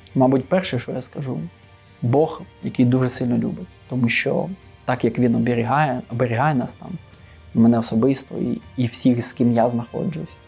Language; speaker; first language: Ukrainian; native; Ukrainian